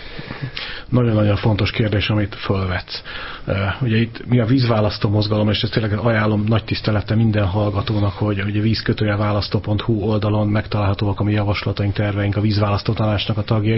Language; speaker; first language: Hungarian; native; Hungarian